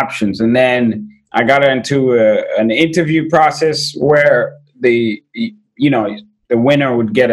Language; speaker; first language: English; non-native, local second language; Ganda